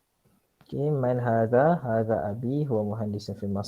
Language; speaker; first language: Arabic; non-native, fluent; Malay